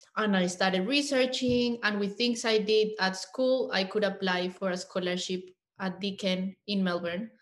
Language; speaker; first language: English; non-native, fluent; Spanish